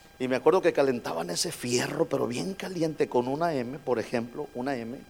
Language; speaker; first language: Spanish; native; Spanish